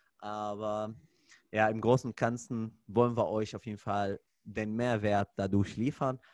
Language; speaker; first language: German; non-native, fluent; Arabic